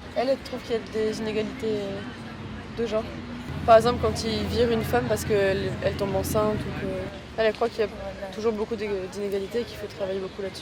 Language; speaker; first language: French; native; French